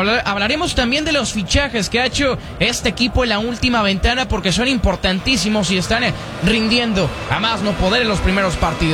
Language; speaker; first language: Spanish; native; Spanish